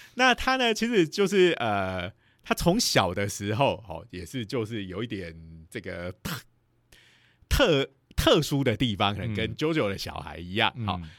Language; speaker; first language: Chinese; non-native, local second language; Min Nan Chinese